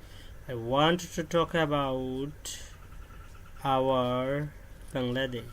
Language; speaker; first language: English; non-native, learner; Bangla